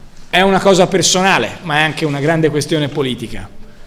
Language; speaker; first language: Italian; native; Italian